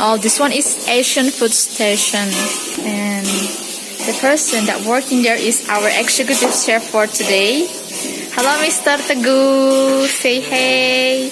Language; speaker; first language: English; non-native, learner; Indonesian